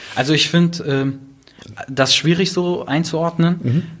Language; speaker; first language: German; native; German